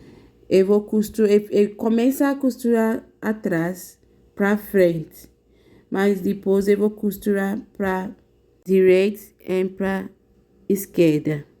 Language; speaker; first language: Portuguese; non-native, learner; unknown